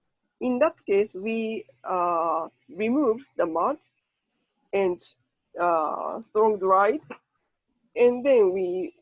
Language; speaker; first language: English; non-native, learner; Japanese